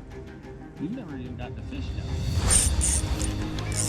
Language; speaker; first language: English; native; English